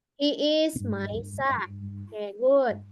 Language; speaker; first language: English; non-native, local second language; Indonesian